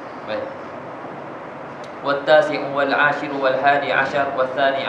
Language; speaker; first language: Arabic; non-native, fluent; Malay